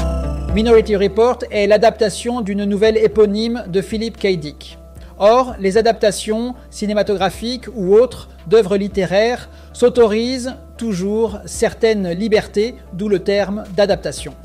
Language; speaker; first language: French; native; French